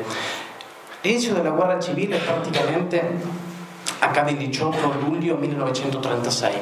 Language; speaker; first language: Italian; non-native, fluent; Spanish